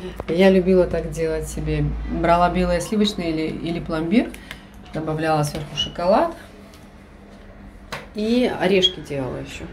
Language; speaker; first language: Russian; native; Russian